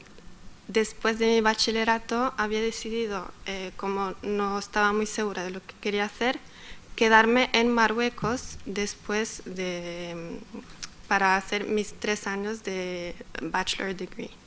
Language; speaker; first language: Spanish; non-native, fluent; Arabic